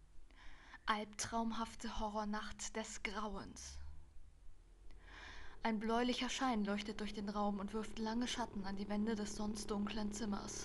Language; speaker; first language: German; native; German